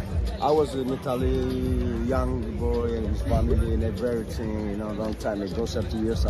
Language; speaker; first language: English; non-native, learner; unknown